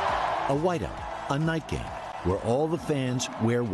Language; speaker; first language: English; native; English